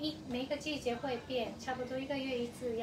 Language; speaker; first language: Chinese; non-native, fluent; Japanese